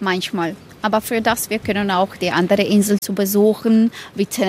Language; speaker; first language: German; non-native, learner; Croatian